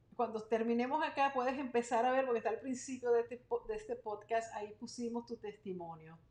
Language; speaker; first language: Spanish; native; Spanish